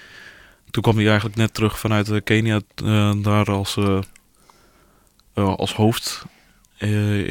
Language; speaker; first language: Dutch; non-native, fluent; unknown